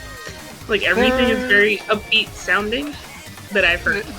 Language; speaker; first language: English; native; English